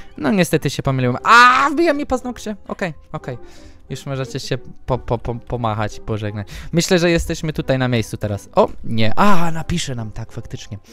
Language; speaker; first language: Polish; early bilingual, heritage; Polish